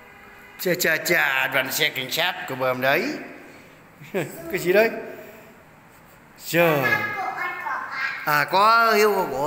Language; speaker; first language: Vietnamese; native; Vietnamese